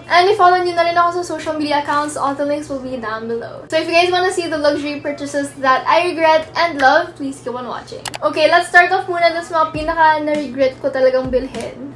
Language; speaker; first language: Filipino; native; Filipino